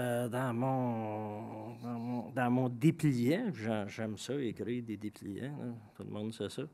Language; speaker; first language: French; native; French